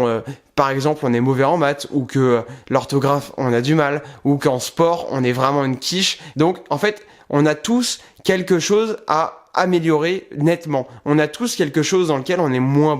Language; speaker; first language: French; native; French